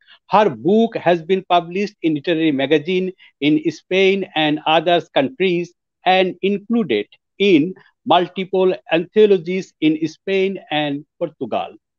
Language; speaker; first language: English; non-native, local second language; Bangla